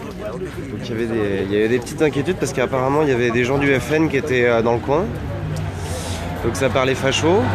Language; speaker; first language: French; native; French